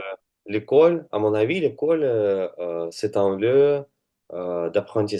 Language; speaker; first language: French; non-native, learner; Russian